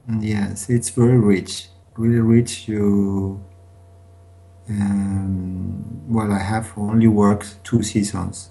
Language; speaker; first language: English; non-native, learner; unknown